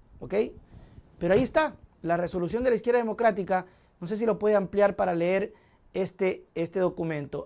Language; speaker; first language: Spanish; native; Spanish